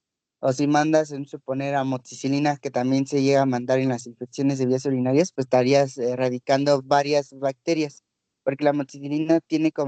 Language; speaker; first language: Spanish; native; Spanish